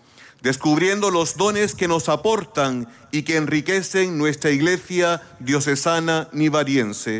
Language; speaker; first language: Spanish; native; Spanish